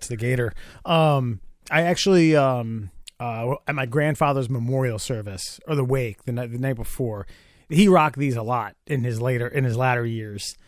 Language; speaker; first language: English; native; English